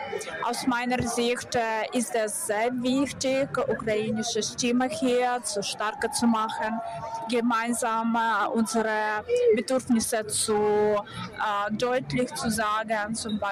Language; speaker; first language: German; non-native, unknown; Ukrainian